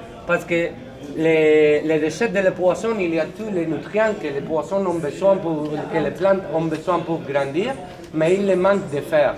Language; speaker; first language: French; non-native, learner; Spanish